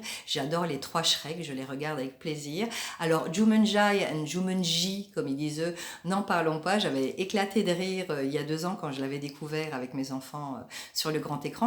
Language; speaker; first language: French; native; French